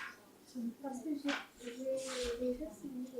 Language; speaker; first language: French; non-native, learner; Marathi